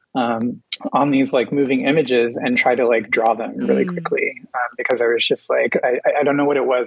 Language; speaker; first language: English; native; English